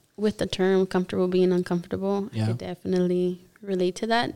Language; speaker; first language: English; early bilingual, other home language; Spanish